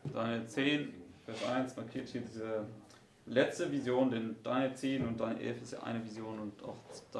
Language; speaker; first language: German; native; German